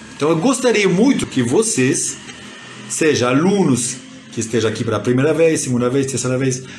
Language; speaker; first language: Portuguese; non-native, fluent; French